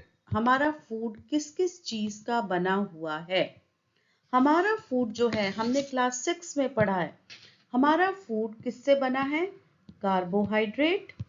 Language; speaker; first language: Hindi; native; Hindi